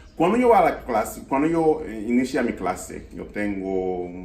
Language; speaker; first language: Spanish; non-native, learner; English